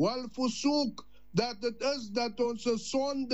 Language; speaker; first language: Dutch; non-native, learner; Afrikaans